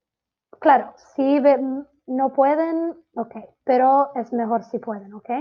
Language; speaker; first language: Spanish; non-native, fluent; Italian